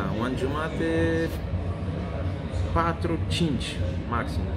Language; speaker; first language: Romanian; non-native, learner; Kabuverdianu